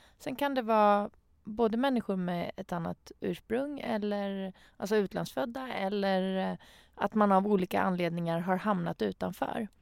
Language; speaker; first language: Swedish; early bilingual, other home language; Persian